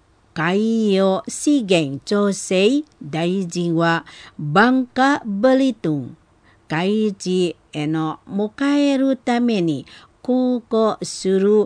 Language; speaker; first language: Japanese; non-native, fluent; Indonesian